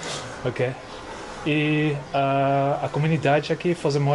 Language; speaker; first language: Portuguese; non-native, learner; English